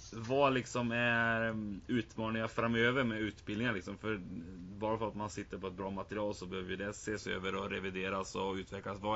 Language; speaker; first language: Swedish; native; Swedish